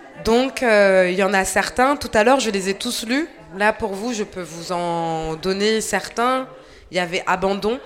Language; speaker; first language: French; native; French